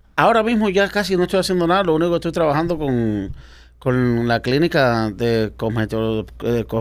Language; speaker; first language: Spanish; native; Spanish